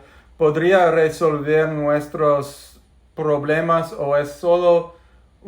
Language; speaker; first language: Spanish; non-native, fluent; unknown